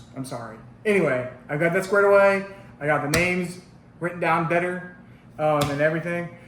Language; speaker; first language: English; native; English